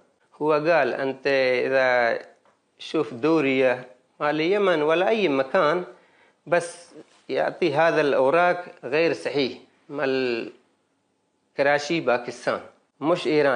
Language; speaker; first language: Arabic; non-native, learner; Baluchi